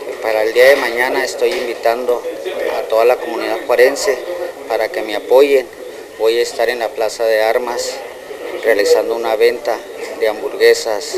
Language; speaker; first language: Spanish; native; Spanish